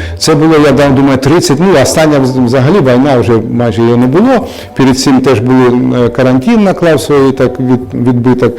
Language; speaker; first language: Ukrainian; non-native, local second language; Russian